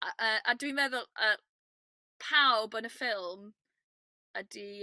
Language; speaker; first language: Welsh; non-native, learner; English